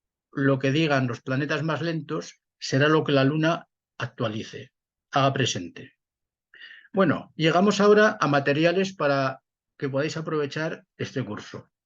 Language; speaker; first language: Spanish; native; Spanish